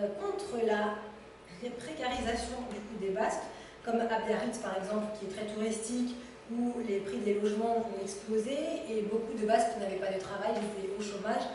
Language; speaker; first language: French; native; French